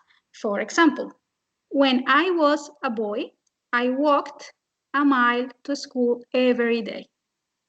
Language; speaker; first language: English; non-native, fluent; Spanish